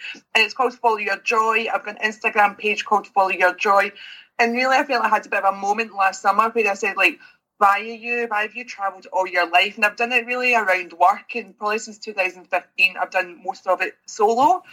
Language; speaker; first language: English; native; English